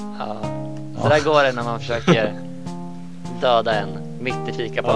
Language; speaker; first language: Swedish; native; Swedish